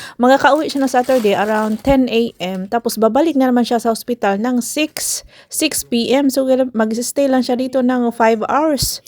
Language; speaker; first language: Filipino; non-native, local second language; Cebuano